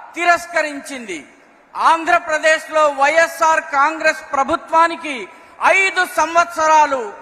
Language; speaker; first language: Telugu; native; Telugu